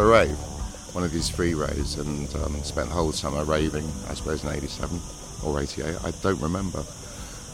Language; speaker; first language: English; native; English